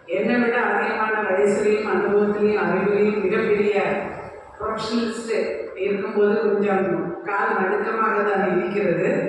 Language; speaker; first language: Tamil; non-native, local second language; Malayalam